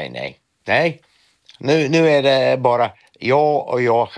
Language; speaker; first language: Swedish; non-native, fluent; Dutch